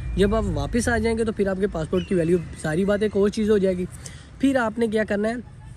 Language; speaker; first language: Urdu; non-native, local second language; Punjabi